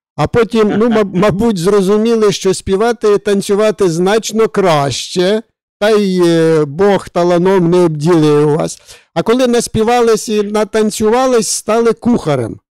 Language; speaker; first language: Ukrainian; native; Ukrainian